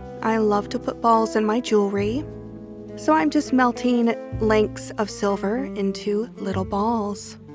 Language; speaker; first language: English; native; English